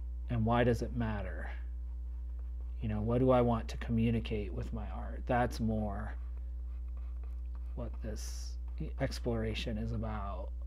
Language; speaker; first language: English; native; English